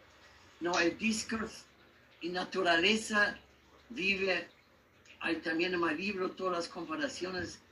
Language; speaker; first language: Spanish; non-native, learner; German